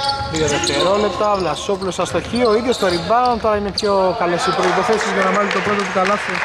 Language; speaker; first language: Greek; native; Greek